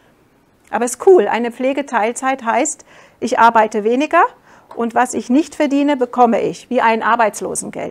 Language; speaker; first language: German; non-native, fluent; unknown